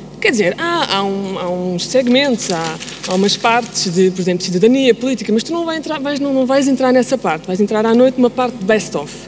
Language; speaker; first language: Portuguese; early bilingual, heritage; Portuguese